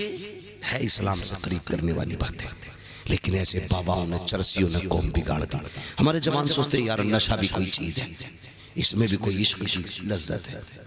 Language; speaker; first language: Hindi; native; Hindi